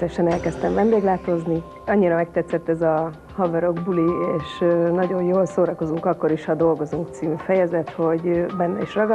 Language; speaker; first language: Hungarian; native; Hungarian